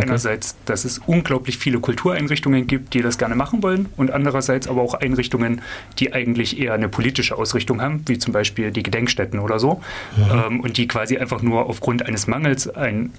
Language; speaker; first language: German; native; German